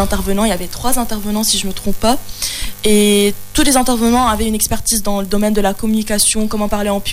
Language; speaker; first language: French; non-native, local second language; Arabic